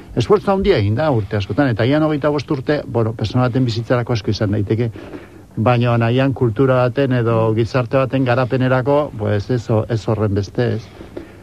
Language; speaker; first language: Basque; non-native, local second language; Spanish